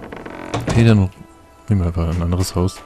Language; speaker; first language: German; native; German